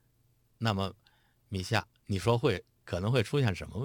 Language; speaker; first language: Chinese; native; Chinese